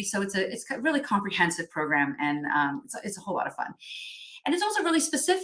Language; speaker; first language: English; native; English